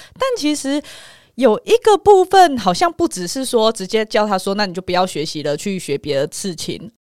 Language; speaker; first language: Chinese; native; Chinese